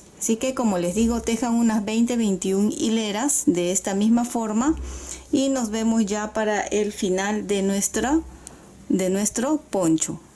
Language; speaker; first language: Spanish; native; Spanish